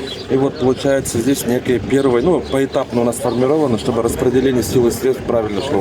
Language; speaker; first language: Russian; native; Russian